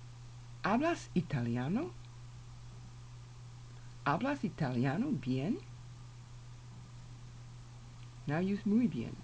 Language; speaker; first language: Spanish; non-native, fluent; English